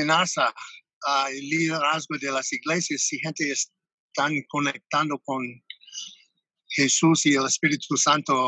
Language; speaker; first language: Spanish; non-native, fluent; English